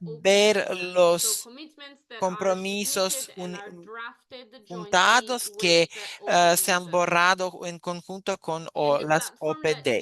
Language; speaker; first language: Spanish; non-native, fluent; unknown